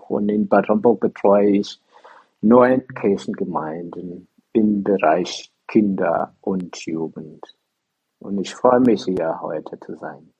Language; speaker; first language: German; non-native, fluent; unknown